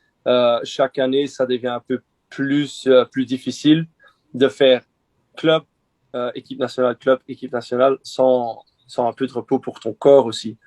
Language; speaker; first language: French; non-native, local second language; Dutch